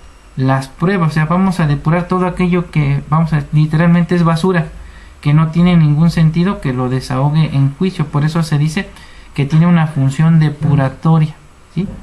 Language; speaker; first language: Spanish; native; Spanish